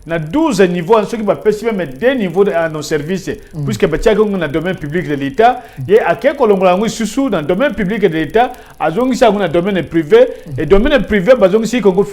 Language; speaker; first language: French; non-native, local second language; Lingala